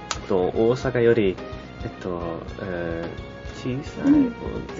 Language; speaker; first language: Japanese; non-native, learner; Icelandic